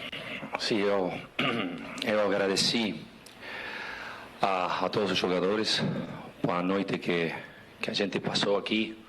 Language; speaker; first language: Portuguese; non-native, fluent; Spanish